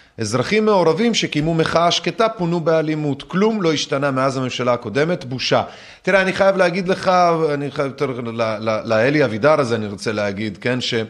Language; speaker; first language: Hebrew; early bilingual, other home language; Russian